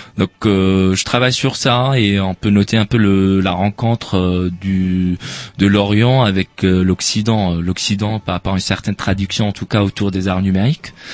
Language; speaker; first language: French; non-native, local second language; Arabic